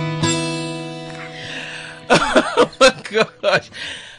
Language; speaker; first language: English; non-native, local second language; Xhosa